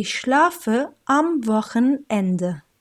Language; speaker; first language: German; non-native, fluent; Turkish